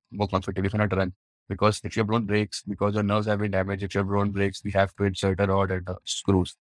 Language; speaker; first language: English; non-native, local second language; Hindi